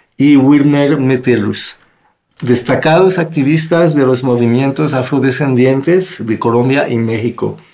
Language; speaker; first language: Spanish; non-native, fluent; French